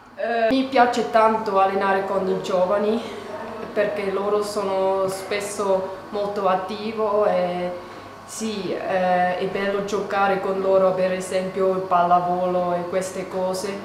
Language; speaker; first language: Italian; non-native, learner; German